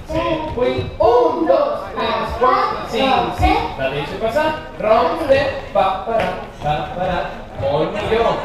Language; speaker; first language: Spanish; native; Spanish